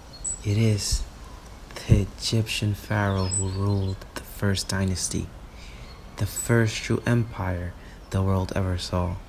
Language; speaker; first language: English; native; English